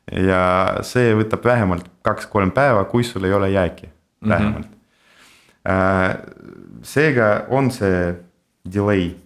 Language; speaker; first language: Estonian; non-native, local second language; Russian